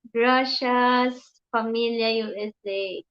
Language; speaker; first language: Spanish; non-native, learner; Filipino